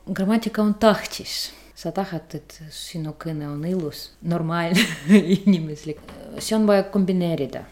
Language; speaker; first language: Estonian; non-native, fluent; Russian